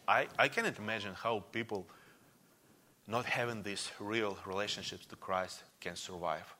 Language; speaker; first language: English; non-native, fluent; Russian